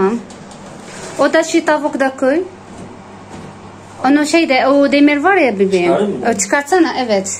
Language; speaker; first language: Turkish; non-native, learner; Arabic